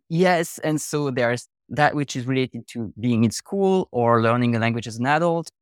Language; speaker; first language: English; non-native, fluent; French